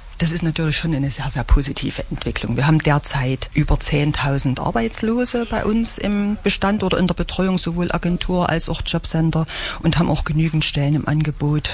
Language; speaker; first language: German; native; German